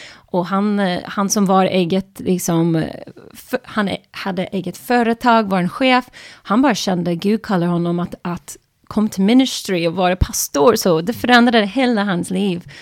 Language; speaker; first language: Swedish; non-native, fluent; English